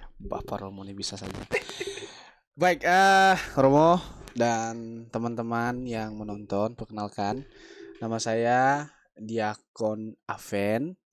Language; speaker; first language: Indonesian; native; Indonesian